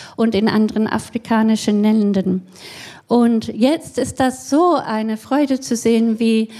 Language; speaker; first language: German; non-native, fluent; English